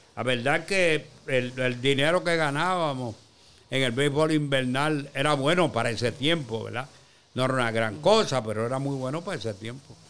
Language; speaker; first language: Spanish; native; Spanish